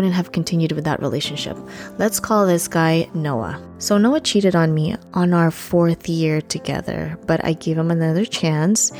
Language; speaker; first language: English; early bilingual, other home language; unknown